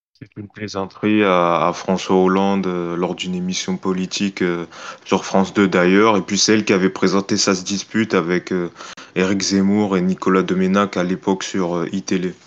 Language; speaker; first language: French; native; French